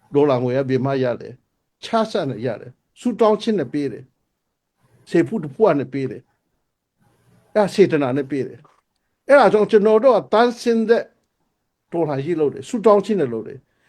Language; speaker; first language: Burmese; non-native, local second language; Tedim Chin